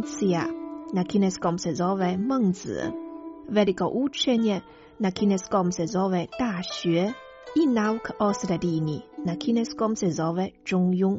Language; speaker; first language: Croatian; non-native, fluent; Chinese